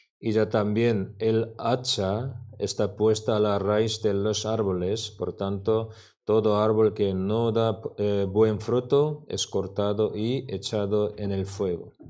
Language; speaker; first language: Spanish; non-native, learner; Korean